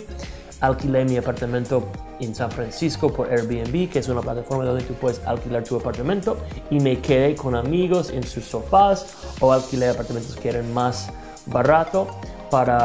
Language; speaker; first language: Spanish; non-native, fluent; English